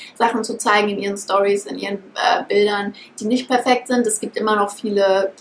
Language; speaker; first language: German; native; German